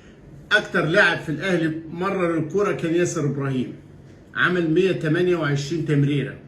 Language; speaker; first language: Arabic; native; Arabic